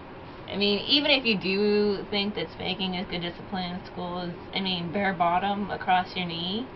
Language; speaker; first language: English; native; English